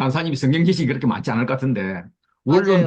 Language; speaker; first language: Korean; native; Korean